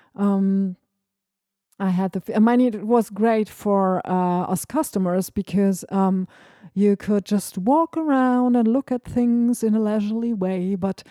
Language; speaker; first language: English; non-native, fluent; German